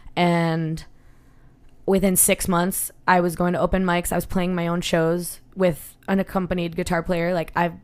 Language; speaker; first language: English; native; English